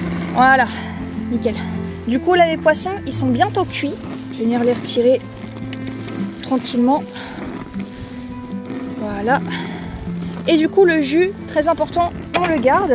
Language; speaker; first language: French; native; French